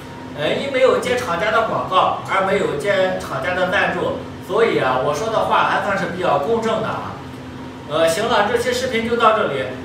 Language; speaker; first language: Chinese; native; Chinese